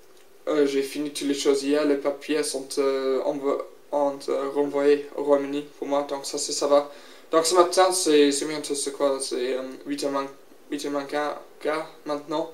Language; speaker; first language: French; non-native, learner; English